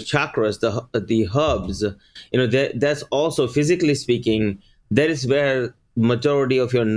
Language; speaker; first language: English; early bilingual, other home language; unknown